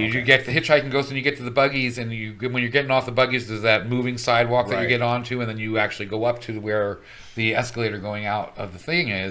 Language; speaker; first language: English; native; English